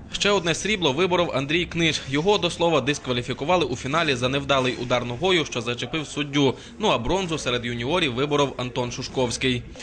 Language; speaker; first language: Ukrainian; native; Ukrainian